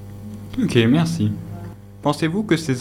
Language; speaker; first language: French; native; French